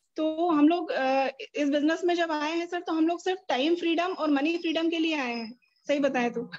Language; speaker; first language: Hindi; native; Hindi